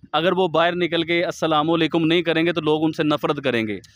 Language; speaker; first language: Urdu; native; Urdu